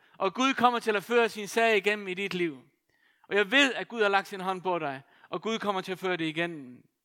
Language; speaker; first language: Danish; non-native, local second language; Faroese